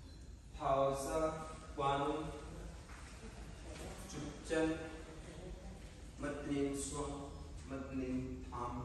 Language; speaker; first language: Vietnamese; non-native, learner; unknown